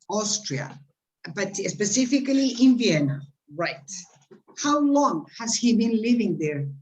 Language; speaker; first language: English; non-native, fluent; Spanish